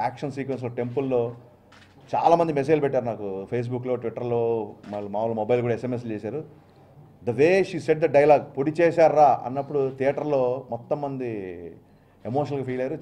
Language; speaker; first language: Telugu; native; Telugu